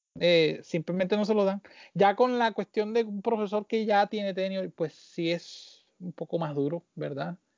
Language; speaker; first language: Spanish; native; Spanish